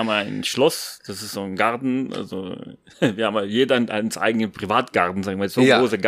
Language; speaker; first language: German; non-native, fluent; Italian